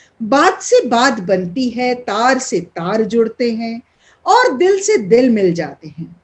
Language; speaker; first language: Hindi; non-native, local second language; Bangla